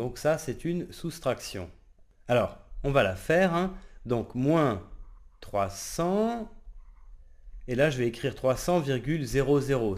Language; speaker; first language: French; native; French